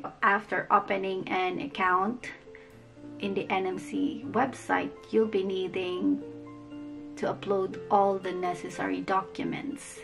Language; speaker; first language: English; non-native, local second language; Filipino